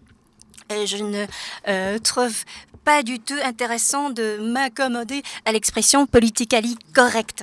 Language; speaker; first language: French; non-native, fluent; Japanese